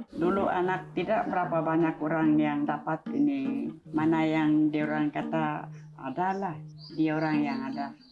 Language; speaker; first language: Malay; non-native, local second language; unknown